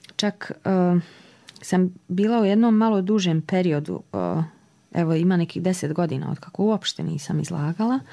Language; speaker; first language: Serbian; native; Serbian